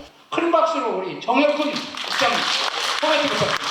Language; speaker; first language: Korean; native; Korean